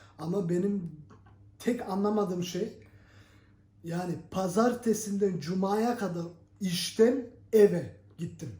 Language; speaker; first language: Turkish; native; Turkish